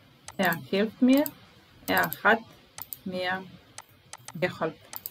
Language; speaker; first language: German; non-native, fluent; Serbian